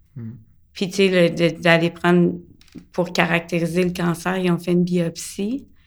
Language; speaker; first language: French; early bilingual, other home language; English